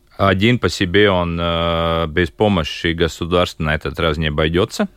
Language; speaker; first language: Russian; non-native, local second language; Latvian